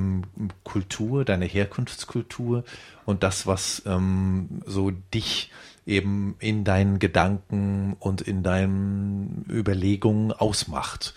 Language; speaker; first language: German; native; German